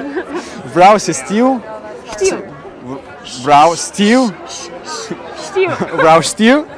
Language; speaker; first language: Romanian; non-native, learner; Italian